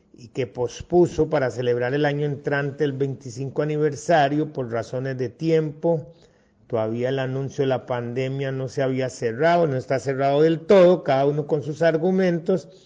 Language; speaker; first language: Spanish; non-native, local second language; English